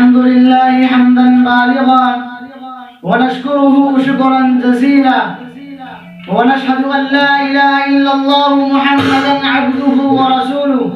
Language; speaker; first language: Arabic; non-native, learner; Urdu